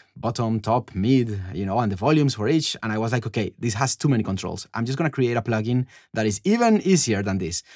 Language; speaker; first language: English; non-native, fluent; Spanish